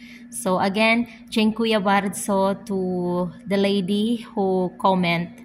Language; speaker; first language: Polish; non-native, learner; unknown